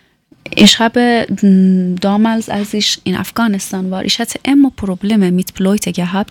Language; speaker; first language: German; non-native, learner; Persian